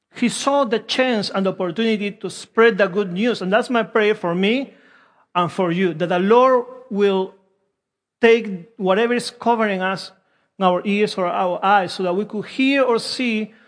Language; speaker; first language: English; non-native, fluent; Spanish